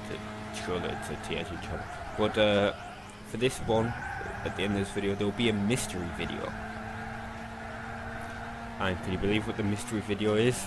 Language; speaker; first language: English; native; English